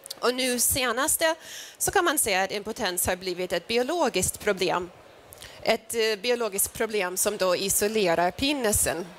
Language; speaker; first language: Swedish; non-native, fluent; English